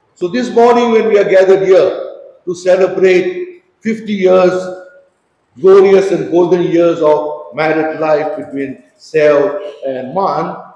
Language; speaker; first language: English; non-native, local second language; Konkani